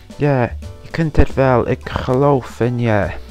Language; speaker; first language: Dutch; non-native, learner; English